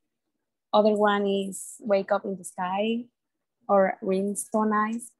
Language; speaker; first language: English; non-native, learner; Spanish